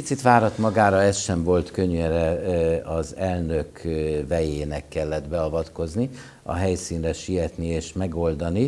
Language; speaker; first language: Hungarian; native; Hungarian